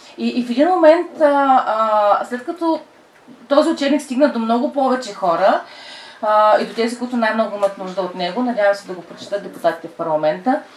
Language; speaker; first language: Bulgarian; native; Bulgarian